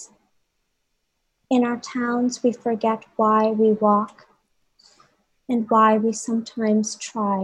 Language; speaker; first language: English; non-native, local second language; Hindi